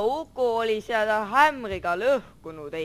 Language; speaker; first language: Estonian; native; Estonian